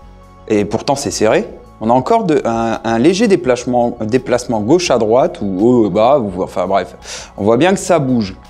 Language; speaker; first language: French; native; French